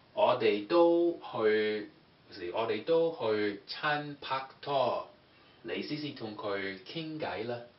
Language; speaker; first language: Cantonese; non-native, learner; English